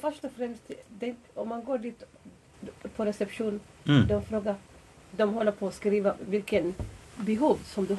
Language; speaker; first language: Swedish; non-native, fluent; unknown